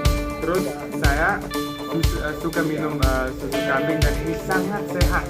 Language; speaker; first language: Indonesian; non-native, fluent; Serbian